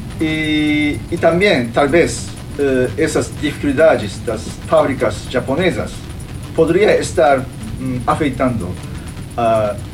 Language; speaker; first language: Portuguese; non-native, fluent; Japanese